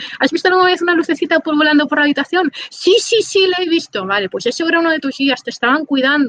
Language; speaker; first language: Spanish; native; Spanish